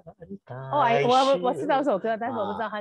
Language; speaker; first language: Chinese; native; Chinese